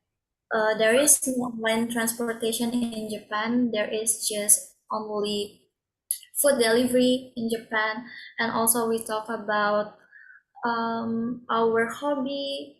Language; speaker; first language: English; non-native, learner; Indonesian